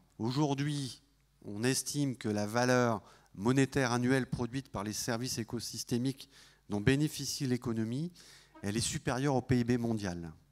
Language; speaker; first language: French; native; French